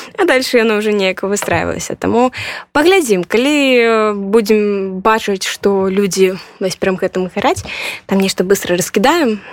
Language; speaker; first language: Belarusian; non-native, local second language; Russian